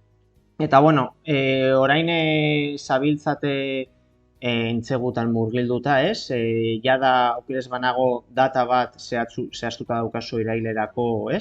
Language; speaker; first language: Basque; native; Basque